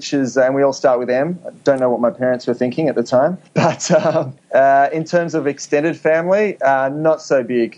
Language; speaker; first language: English; native; English